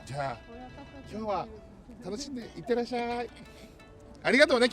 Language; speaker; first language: Japanese; native; Japanese